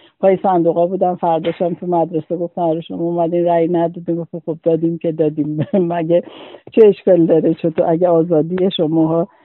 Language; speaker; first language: Persian; native; Persian